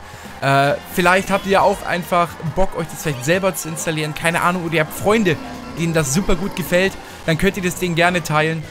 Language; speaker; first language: German; native; German